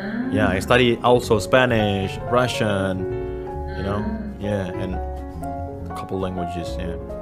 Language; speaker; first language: English; non-native, fluent; Indonesian